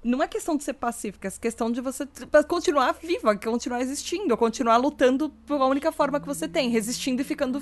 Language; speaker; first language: Portuguese; native; Portuguese